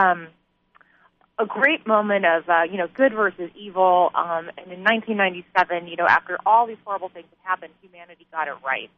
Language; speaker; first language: English; native; English